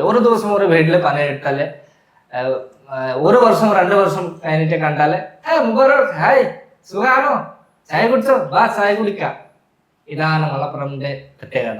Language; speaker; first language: Malayalam; non-native, learner; Bangla